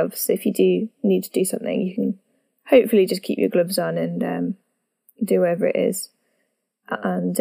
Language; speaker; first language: English; native; English